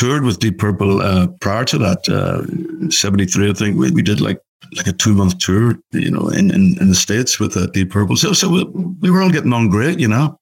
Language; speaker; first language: English; native; English